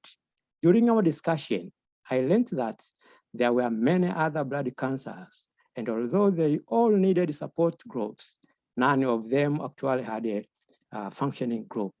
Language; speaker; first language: English; non-native, local second language; Swahili